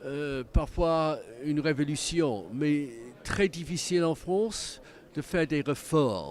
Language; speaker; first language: French; non-native, fluent; English